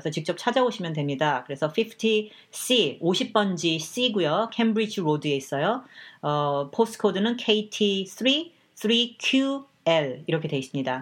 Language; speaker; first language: Korean; native; Korean